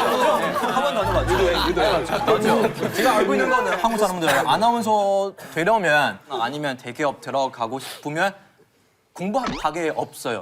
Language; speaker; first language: Korean; non-native, fluent; Chinese